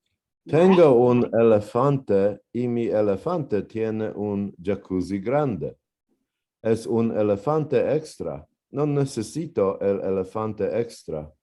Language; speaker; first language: Spanish; non-native, learner; English